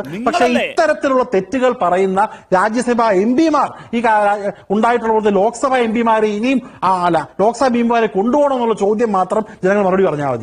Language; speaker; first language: Malayalam; native; Malayalam